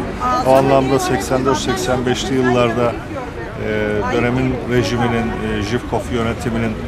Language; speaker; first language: Turkish; native; Turkish